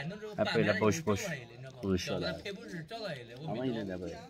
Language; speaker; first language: Turkish; non-native, learner; Chinese